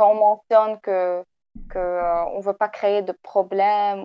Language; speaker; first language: French; non-native, local second language; Arabic